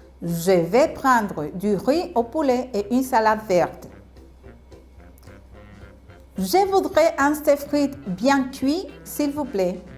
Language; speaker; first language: French; non-native, fluent; Spanish